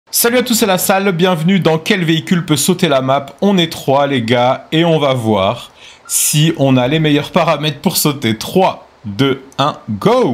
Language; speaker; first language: French; native; French